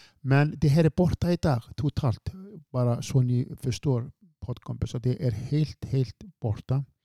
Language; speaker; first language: Swedish; non-native, fluent; Icelandic